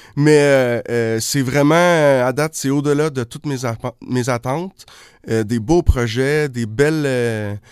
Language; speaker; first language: French; native; French